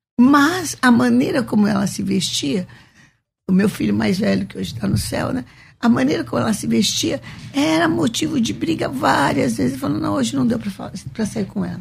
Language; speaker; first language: Portuguese; native; Portuguese